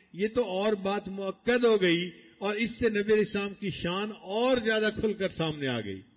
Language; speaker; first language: Urdu; non-native, local second language; Punjabi